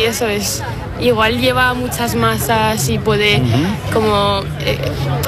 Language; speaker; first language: Spanish; non-native, fluent; French